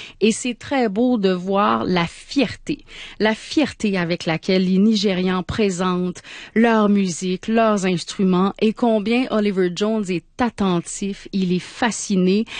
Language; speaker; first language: French; native; French